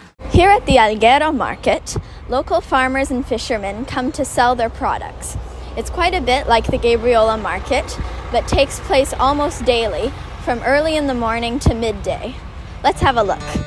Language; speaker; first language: English; native; English